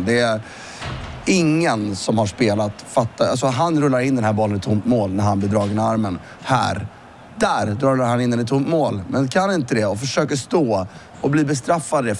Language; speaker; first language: Swedish; native; Swedish